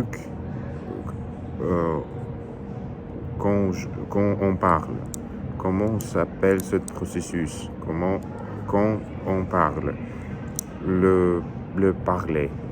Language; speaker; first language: French; non-native, learner; Russian